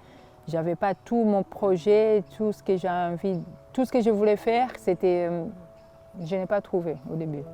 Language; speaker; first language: French; non-native, fluent; Swahili